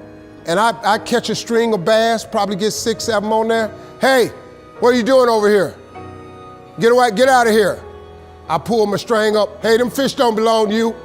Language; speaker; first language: English; native; English